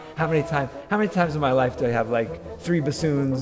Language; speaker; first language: English; native; English